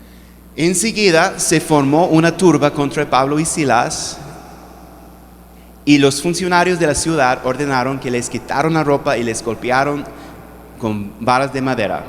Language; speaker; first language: Spanish; non-native, fluent; English